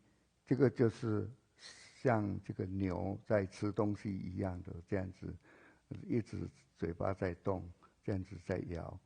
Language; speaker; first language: Chinese; native; Chinese